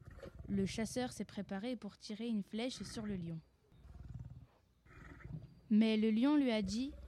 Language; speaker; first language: French; native; French